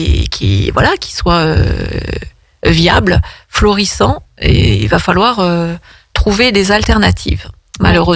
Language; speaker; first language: French; native; French